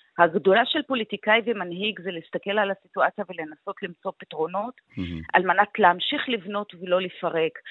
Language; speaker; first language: Hebrew; non-native, local second language; Arabic